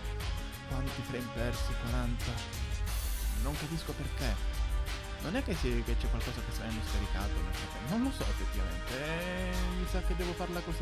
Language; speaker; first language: Italian; native; Italian